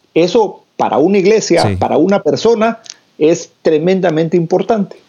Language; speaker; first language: Spanish; native; Spanish